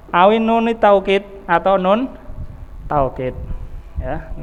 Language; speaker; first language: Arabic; non-native, fluent; Indonesian